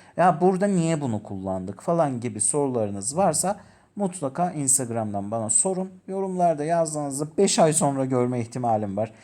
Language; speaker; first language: Turkish; native; Turkish